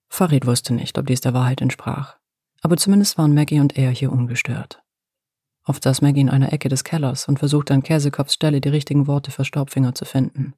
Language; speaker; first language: German; native; German